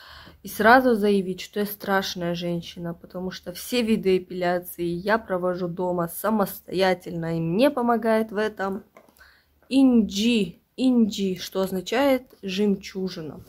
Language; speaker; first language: Russian; native; Russian